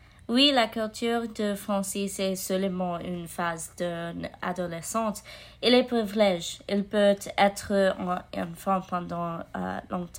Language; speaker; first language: French; non-native, learner; English